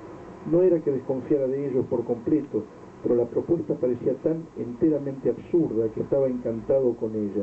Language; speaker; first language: Spanish; native; Spanish